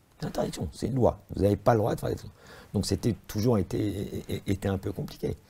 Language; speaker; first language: French; native; French